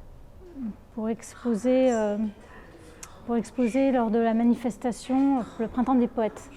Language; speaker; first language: French; native; French